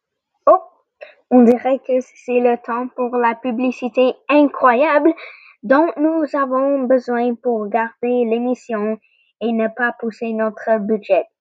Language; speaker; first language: French; non-native, learner; English